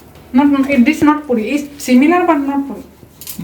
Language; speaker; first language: English; non-native, learner; Spanish